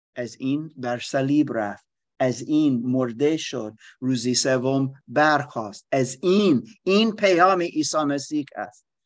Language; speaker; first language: Persian; non-native, learner; German